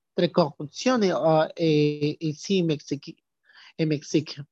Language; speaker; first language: French; non-native, learner; Spanish